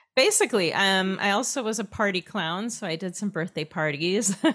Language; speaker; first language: English; native; English